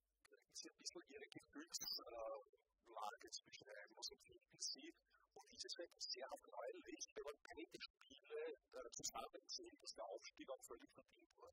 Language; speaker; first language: German; non-native, local second language; Italian